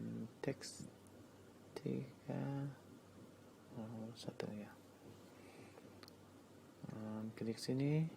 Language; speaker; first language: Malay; non-native, learner; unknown